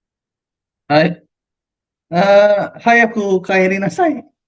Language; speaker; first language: Japanese; non-native, learner; Indonesian